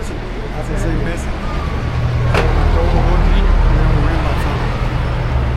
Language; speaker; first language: Spanish; native; Spanish